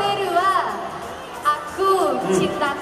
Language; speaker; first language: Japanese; non-native, learner; Indonesian